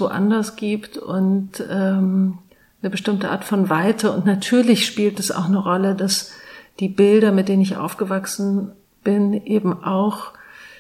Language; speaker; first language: German; native; German